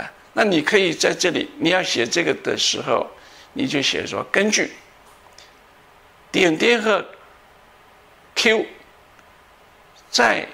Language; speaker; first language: Chinese; native; Chinese